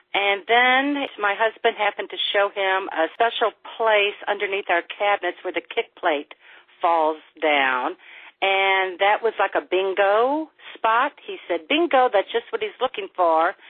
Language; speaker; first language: English; native; English